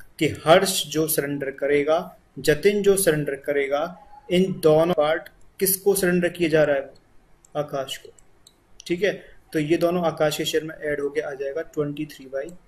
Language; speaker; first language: Hindi; native; Hindi